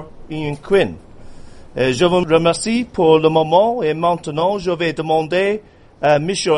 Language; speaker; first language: French; non-native, learner; English